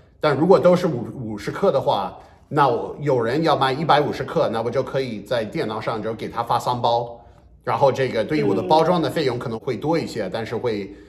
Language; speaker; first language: Chinese; non-native, fluent; English